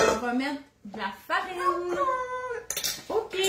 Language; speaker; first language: French; native; French